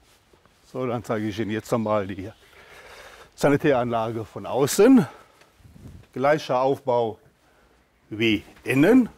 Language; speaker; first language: German; native; German